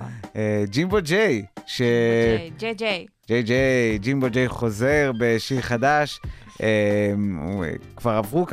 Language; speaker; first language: Hebrew; native; Hebrew